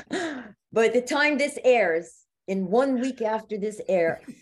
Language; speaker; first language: English; native; English